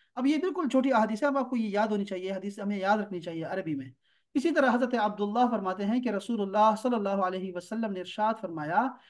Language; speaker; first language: Urdu; native; Urdu